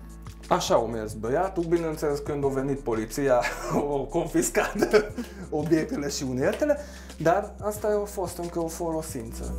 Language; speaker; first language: Romanian; non-native, local second language; Hungarian